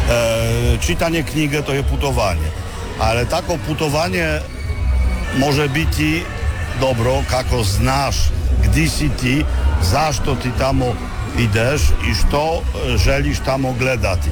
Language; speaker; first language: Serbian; non-native, learner; Polish